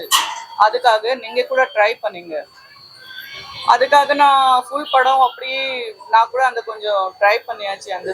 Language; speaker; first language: Tamil; non-native, fluent; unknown